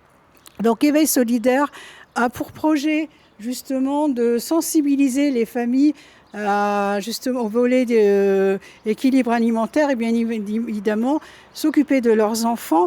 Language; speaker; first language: French; native; French